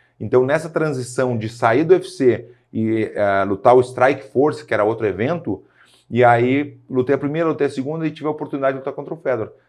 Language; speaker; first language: Portuguese; native; Portuguese